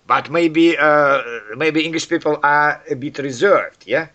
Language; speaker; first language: English; non-native, learner; Russian